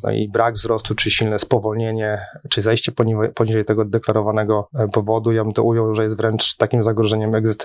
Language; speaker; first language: Polish; native; Polish